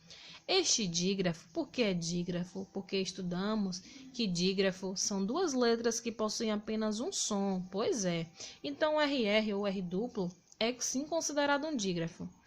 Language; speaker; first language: Portuguese; native; Portuguese